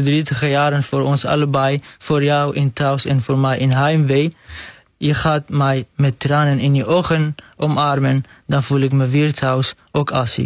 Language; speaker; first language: Dutch; non-native, fluent; Arabic